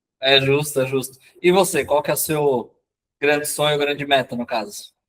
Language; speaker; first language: Portuguese; native; Portuguese